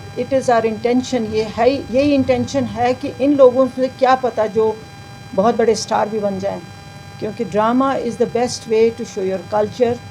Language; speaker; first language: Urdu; non-native, local second language; Kashmiri